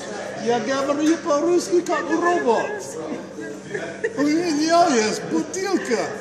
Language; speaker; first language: Russian; non-native, learner; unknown